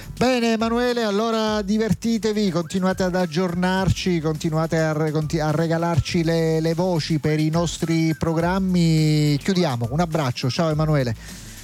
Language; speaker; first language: Italian; native; Italian